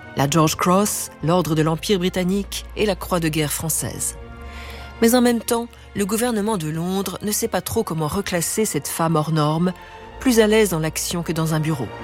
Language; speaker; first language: French; native; French